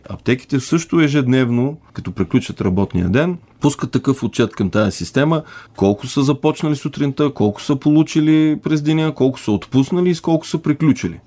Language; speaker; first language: Bulgarian; native; Bulgarian